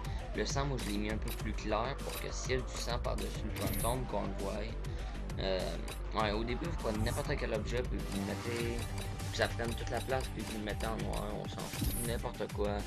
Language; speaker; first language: French; native; French